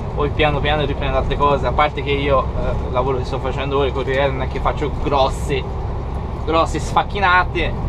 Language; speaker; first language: Italian; non-native, fluent; Portuguese